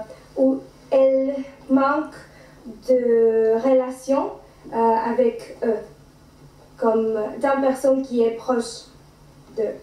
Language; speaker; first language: French; non-native, learner; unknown